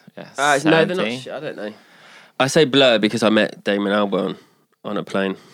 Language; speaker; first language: English; native; English